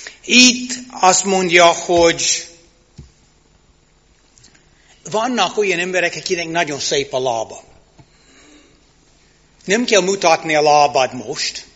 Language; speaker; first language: Hungarian; non-native, fluent; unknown